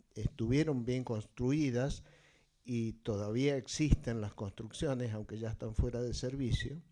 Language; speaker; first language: Spanish; native; Spanish